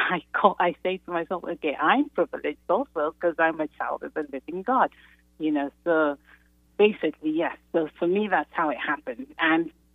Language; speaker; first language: English; non-native, local second language; Yoruba